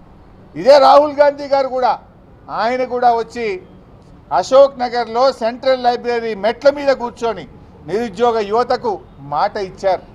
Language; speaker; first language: Telugu; native; Telugu